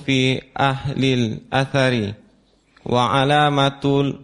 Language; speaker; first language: Arabic; non-native, learner; Indonesian